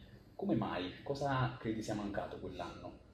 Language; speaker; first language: Italian; native; Italian